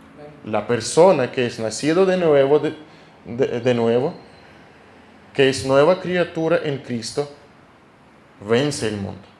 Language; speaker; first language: Spanish; non-native, fluent; Russian